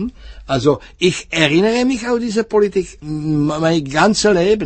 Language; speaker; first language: German; non-native, fluent; Czech